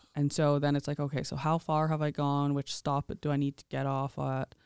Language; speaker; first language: English; native; English